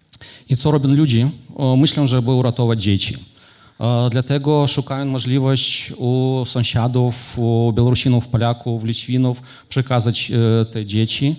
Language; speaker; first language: Polish; non-native, fluent; Ukrainian